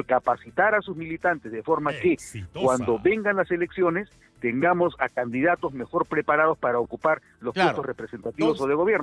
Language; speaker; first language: Spanish; native; Spanish